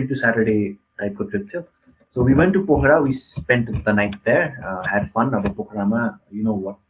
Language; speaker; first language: English; non-native, local second language; Nepali